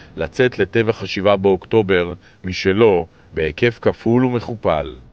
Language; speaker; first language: Hebrew; native; Hebrew